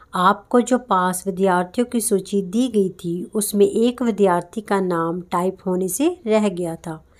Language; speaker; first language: Hindi; non-native, local second language; Punjabi